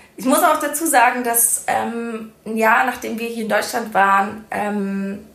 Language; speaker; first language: German; early bilingual, other home language; Persian